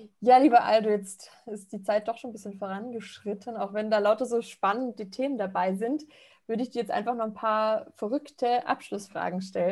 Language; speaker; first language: German; native; German